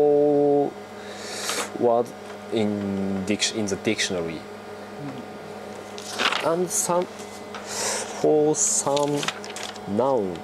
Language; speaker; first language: English; non-native, learner; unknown